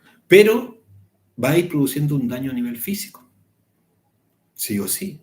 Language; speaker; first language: Spanish; native; Spanish